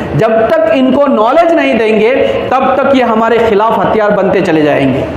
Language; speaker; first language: Urdu; native; Urdu